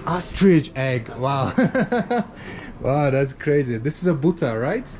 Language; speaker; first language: English; non-native, fluent; Azerbaijani